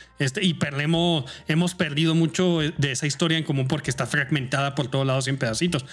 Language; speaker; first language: Spanish; native; Spanish